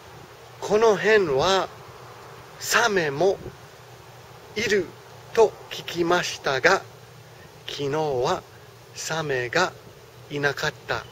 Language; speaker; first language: Japanese; non-native, fluent; English